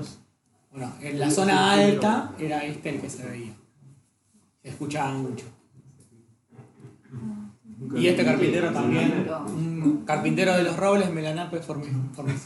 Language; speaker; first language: Spanish; native; Spanish